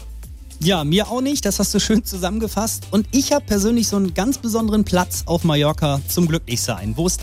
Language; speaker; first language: German; native; German